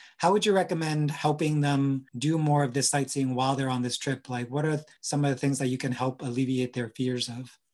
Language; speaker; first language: English; native; English